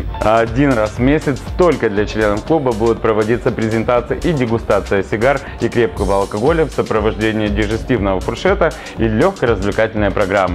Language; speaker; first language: Russian; native; Russian